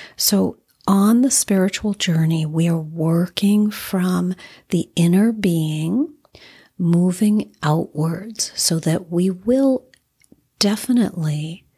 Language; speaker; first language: English; native; English